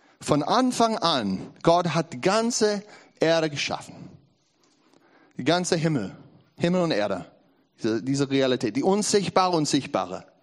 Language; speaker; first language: German; non-native, learner; English